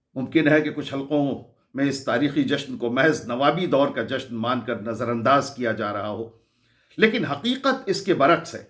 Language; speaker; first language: Urdu; native; Urdu